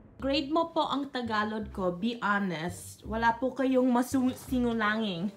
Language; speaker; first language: Filipino; early bilingual, heritage; English